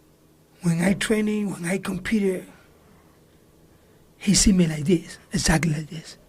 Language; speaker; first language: English; non-native, learner; Spanish